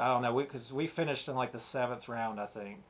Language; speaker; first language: English; native; English